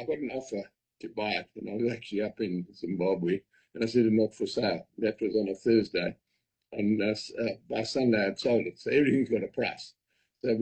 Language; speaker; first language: English; native; English